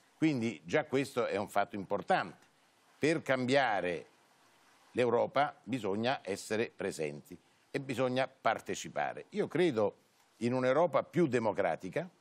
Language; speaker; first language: Italian; native; Italian